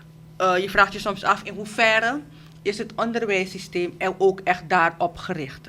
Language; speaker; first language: Dutch; native; Dutch